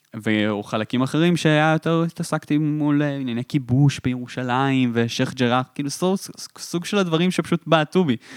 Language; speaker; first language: Hebrew; native; Hebrew